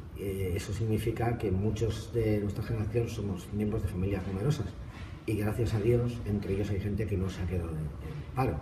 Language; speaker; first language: Spanish; native; Spanish